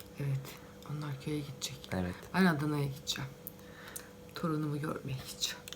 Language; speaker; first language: Turkish; native; Turkish